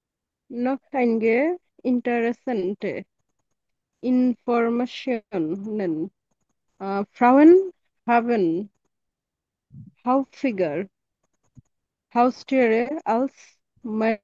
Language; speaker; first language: German; non-native, learner; Bangla